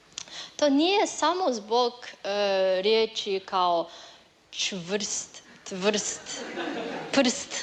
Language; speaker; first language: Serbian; non-native, learner; Chinese